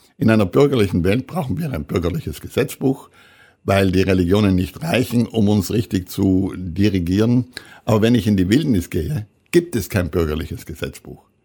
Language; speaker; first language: German; native; German